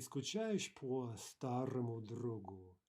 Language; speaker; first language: Russian; non-native, fluent; English